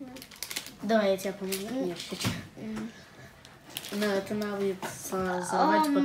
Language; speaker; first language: Russian; early bilingual, heritage; English